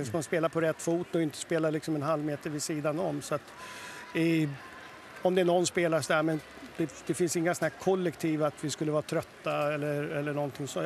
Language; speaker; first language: Swedish; native; Swedish